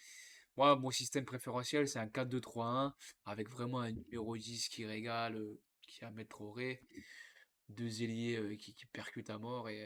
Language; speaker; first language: French; native; French